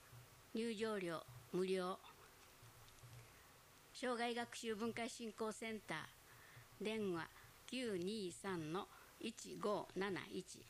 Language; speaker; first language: Japanese; native; Japanese